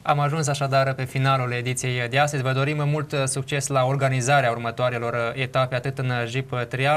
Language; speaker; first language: Romanian; native; Romanian